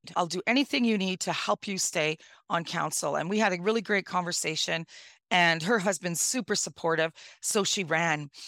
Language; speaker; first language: English; native; English